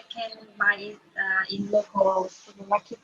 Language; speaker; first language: English; non-native, learner; Vietnamese